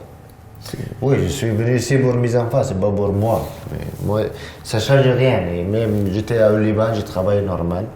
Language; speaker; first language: French; non-native, learner; Arabic